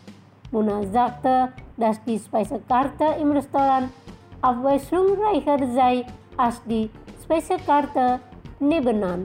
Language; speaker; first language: German; non-native, fluent; Indonesian